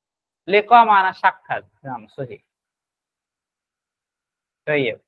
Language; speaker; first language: Arabic; non-native, fluent; Bangla